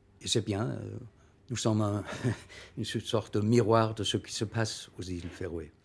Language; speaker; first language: French; non-native, learner; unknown